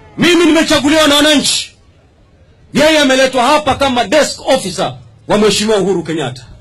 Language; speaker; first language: Swahili; non-native, local second language; Giryama